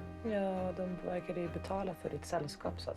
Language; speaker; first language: Swedish; native; Swedish